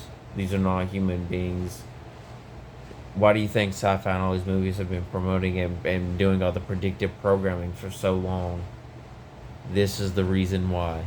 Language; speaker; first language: English; native; English